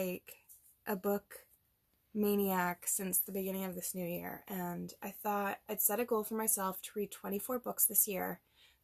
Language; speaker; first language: English; native; English